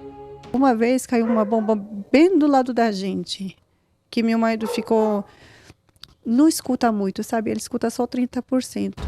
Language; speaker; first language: Portuguese; non-native, learner; Arabic